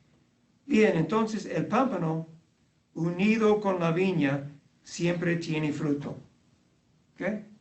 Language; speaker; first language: Spanish; non-native, fluent; English